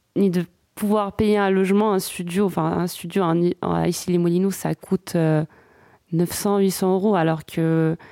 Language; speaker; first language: French; non-native, local second language; Arabic